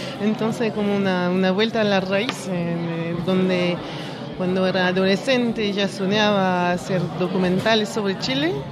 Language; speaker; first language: Spanish; early bilingual, heritage; French